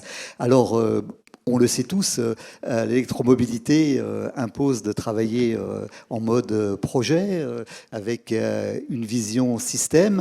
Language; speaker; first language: French; native; French